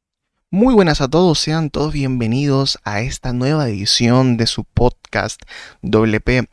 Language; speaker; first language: Spanish; native; Spanish